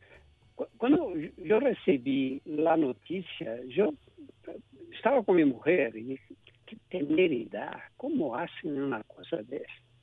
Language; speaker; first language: Spanish; non-native, local second language; Portuguese